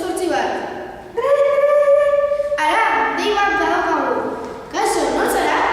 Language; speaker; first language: Basque; non-native, learner; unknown